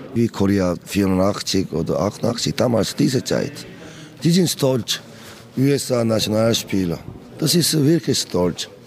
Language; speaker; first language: German; non-native, learner; Korean